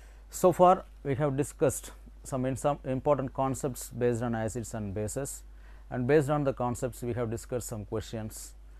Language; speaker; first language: English; non-native, local second language; Tamil